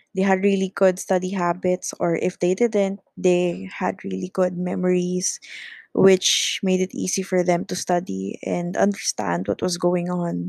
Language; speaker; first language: English; non-native, local second language; Filipino